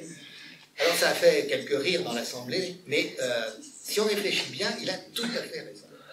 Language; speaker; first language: French; native; French